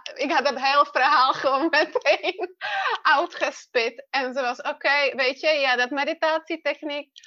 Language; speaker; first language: Dutch; non-native, fluent; Czech